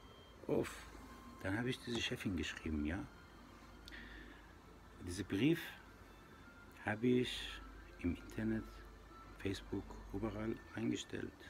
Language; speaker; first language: German; non-native, local second language; Persian